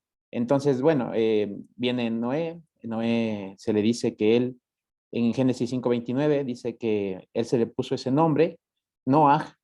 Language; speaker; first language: Spanish; native; Spanish